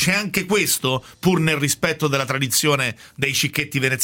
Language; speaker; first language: Italian; native; Italian